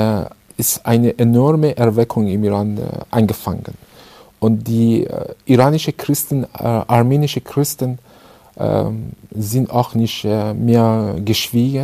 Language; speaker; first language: German; non-native, learner; Persian